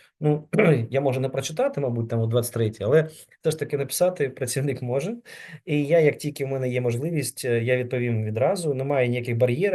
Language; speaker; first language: Ukrainian; native; Ukrainian